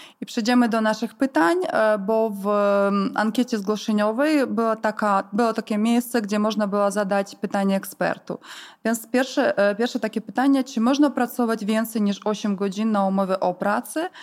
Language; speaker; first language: Polish; non-native, fluent; Ukrainian